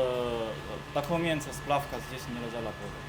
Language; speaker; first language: Russian; non-native, learner; Chinese